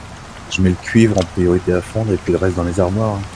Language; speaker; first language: French; native; French